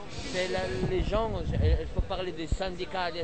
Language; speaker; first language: French; non-native, learner; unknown